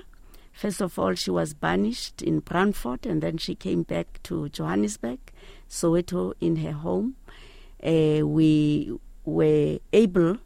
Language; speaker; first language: English; non-native, local second language; Xhosa